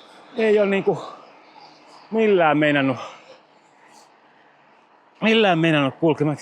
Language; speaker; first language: Finnish; native; Finnish